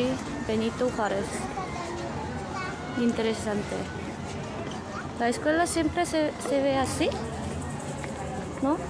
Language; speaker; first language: Spanish; non-native, fluent; Korean